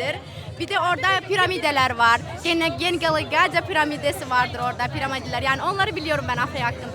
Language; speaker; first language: Turkish; non-native, learner; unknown